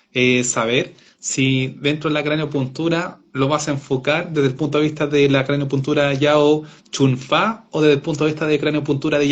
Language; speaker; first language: Spanish; native; Spanish